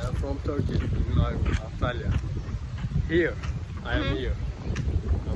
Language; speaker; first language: English; non-native, learner; Turkish